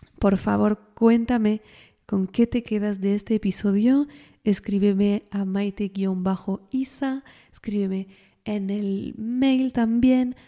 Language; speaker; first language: Spanish; non-native, fluent; French